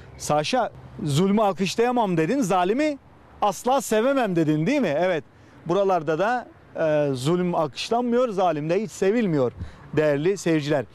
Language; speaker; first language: Turkish; native; Turkish